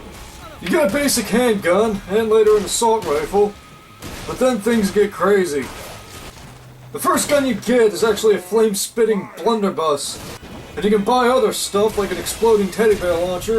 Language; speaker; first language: English; native; English